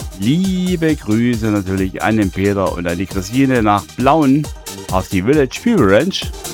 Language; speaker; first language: German; native; German